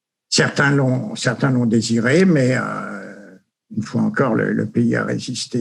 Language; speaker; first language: French; native; French